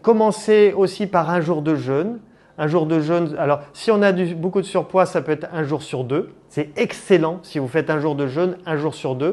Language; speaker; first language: French; native; French